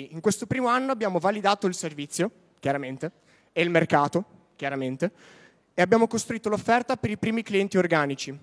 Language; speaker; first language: Italian; native; Italian